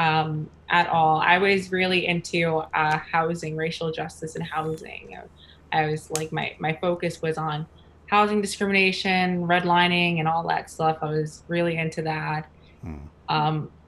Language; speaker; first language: English; native; English